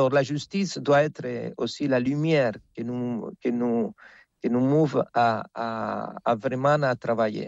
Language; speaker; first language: French; non-native, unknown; Spanish